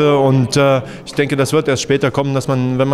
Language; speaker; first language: German; native; German